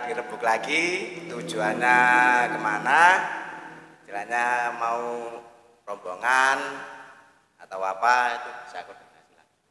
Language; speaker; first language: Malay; non-native, local second language; Javanese